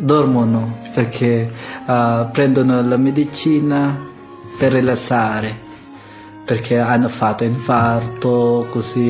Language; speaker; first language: Italian; non-native, learner; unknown